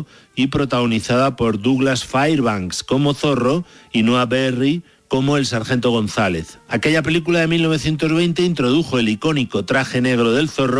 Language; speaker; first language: Spanish; native; Spanish